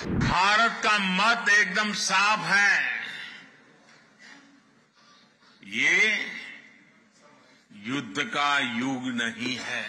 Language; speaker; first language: Hindi; non-native, local second language; Gujarati